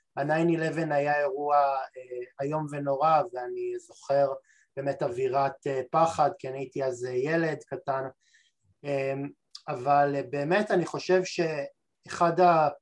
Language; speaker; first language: Hebrew; native; Hebrew